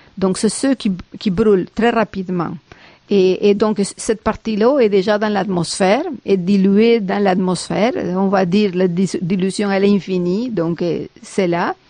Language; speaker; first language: French; non-native, fluent; Spanish